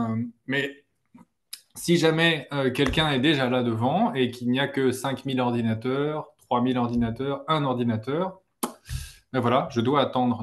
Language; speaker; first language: French; native; French